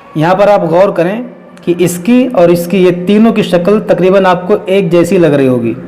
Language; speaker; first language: Hindi; native; Hindi